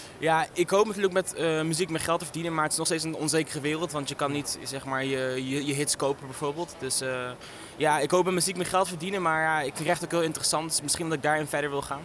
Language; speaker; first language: Dutch; native; Dutch